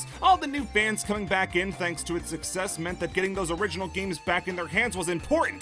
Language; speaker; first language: English; native; English